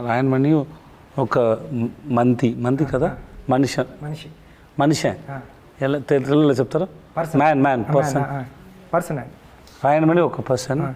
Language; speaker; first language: Telugu; non-native, learner; Tamil